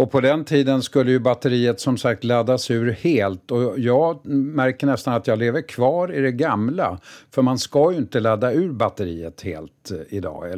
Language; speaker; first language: Swedish; native; Swedish